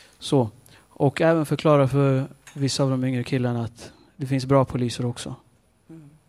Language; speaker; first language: Swedish; early bilingual, other home language; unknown